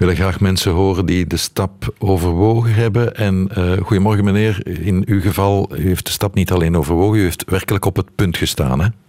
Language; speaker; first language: Dutch; native; Dutch